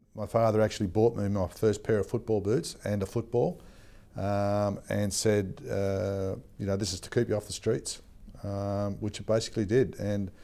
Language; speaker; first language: English; native; English